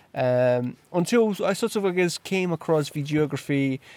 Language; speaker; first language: English; early bilingual, other home language; Polish